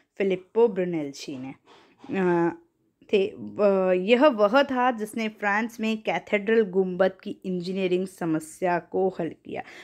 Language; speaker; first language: Hindi; native; Hindi